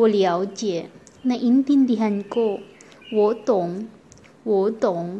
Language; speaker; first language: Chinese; non-native, learner; Filipino